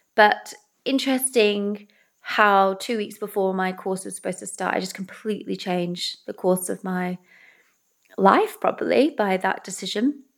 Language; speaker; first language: English; native; English